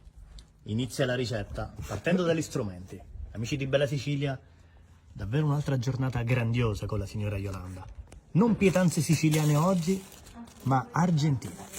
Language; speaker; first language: Italian; native; Italian